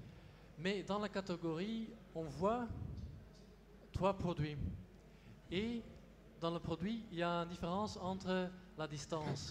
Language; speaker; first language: French; non-native, local second language; Dutch